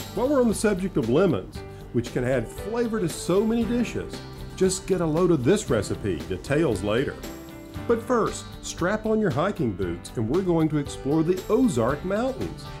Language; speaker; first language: English; native; English